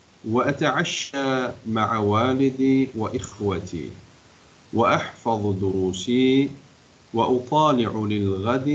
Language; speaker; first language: Arabic; non-native, fluent; Turkish